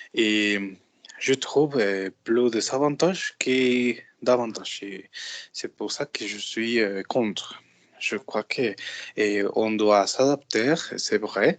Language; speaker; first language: French; non-native, learner; Spanish